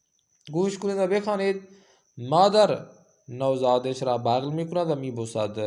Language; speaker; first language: Persian; non-native, fluent; Urdu